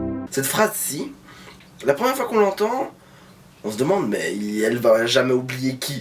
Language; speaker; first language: French; native; French